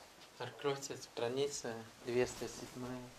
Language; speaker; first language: Russian; non-native, learner; Thai